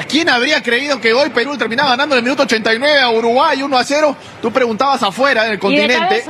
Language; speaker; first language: Spanish; native; Spanish